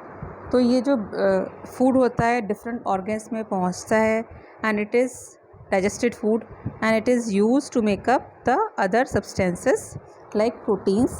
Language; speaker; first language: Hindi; native; Hindi